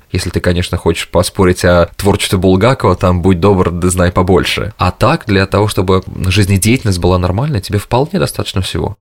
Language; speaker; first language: Russian; native; Russian